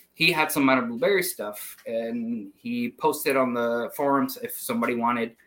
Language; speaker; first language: English; non-native, fluent; Spanish